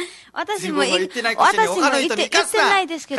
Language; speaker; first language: Japanese; non-native, learner; Nepali